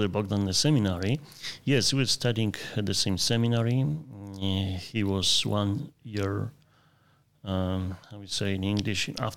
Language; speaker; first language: English; non-native, fluent; Polish